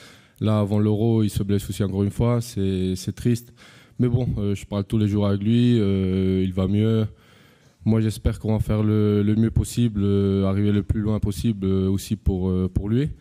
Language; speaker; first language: French; non-native, fluent; Spanish